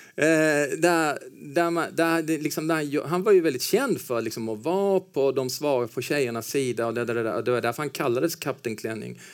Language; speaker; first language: Swedish; native; Swedish